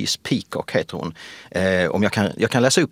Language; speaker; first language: Swedish; native; Swedish